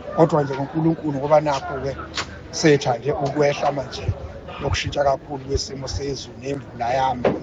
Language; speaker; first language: Zulu; native; Zulu